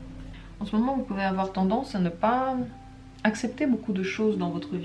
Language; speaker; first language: French; native; French